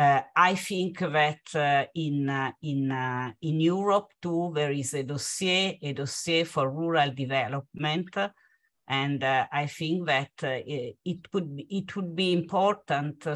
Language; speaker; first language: English; non-native, fluent; Italian